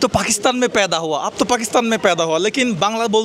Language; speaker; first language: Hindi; non-native, learner; Bangla